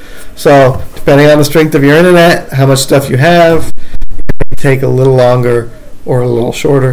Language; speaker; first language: English; native; English